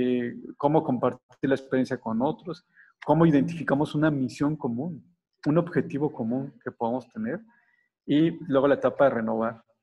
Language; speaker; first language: Spanish; native; Spanish